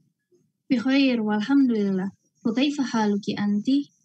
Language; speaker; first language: Arabic; non-native, learner; Indonesian